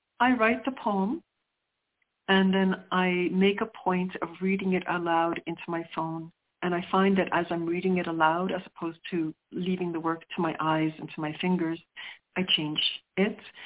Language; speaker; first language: English; early bilingual, other home language; Sicilian